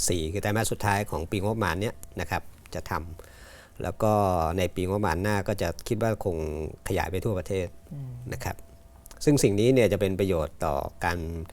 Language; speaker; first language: Thai; native; Thai